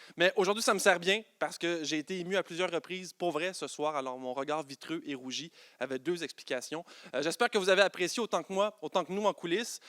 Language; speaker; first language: French; native; French